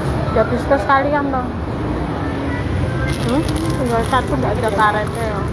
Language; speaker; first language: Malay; non-native, local second language; Javanese